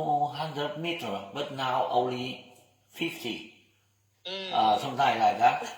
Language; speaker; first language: English; non-native, learner; Vietnamese